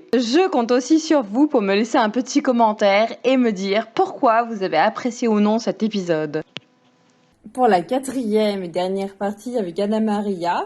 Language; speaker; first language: French; native; French